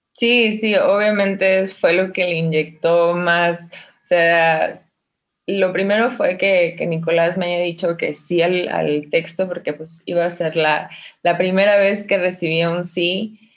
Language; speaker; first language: Spanish; native; Spanish